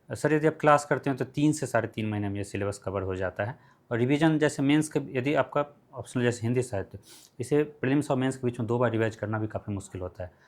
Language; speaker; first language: Hindi; non-native, local second language; Maithili